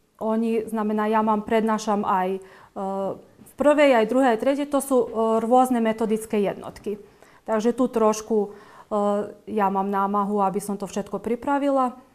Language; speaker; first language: Slovak; native; Slovak